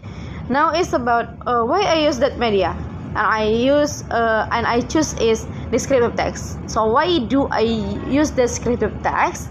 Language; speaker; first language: English; non-native, fluent; Indonesian